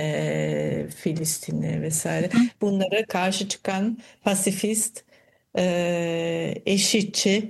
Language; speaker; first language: Turkish; non-native, fluent; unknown